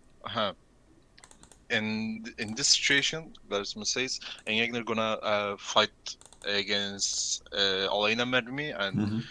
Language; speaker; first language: English; non-native, learner; Turkish